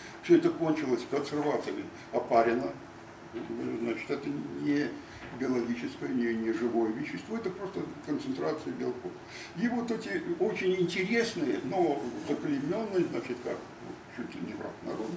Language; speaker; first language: Russian; native; Russian